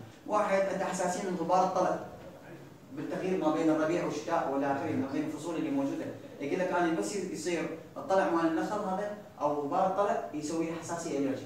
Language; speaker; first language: Arabic; native; Arabic